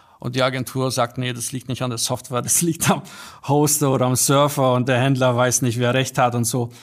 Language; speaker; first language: German; early bilingual, other home language; Polish